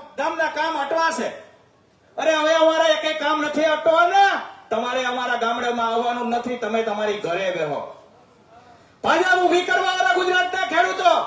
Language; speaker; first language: Gujarati; native; Gujarati